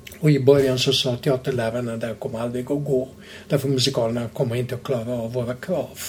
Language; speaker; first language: Swedish; non-native, fluent; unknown